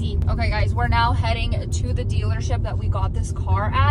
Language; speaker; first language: English; early bilingual, other home language; Russian